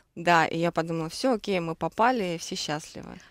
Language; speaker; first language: Russian; native; Russian